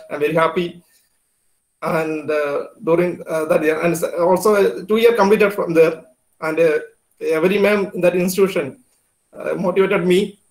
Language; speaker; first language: English; non-native, local second language; Malayalam